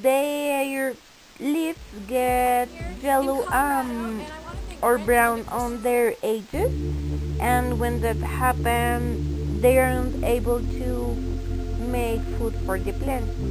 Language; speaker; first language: English; non-native, fluent; Spanish